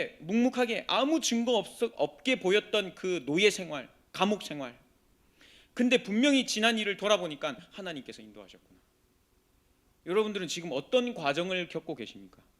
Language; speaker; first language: Korean; native; Korean